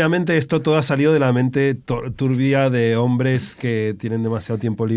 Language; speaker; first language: Catalan; non-native, local second language; Spanish